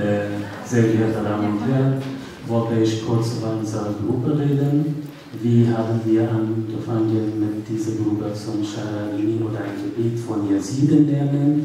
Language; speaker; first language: German; non-native, learner; Kurdish